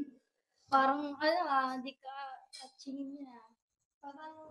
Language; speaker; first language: Filipino; native; Filipino